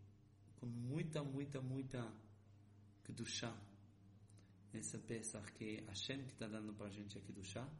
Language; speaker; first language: Portuguese; non-native, fluent; Hebrew